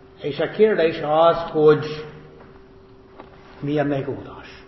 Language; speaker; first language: Hungarian; non-native, fluent; English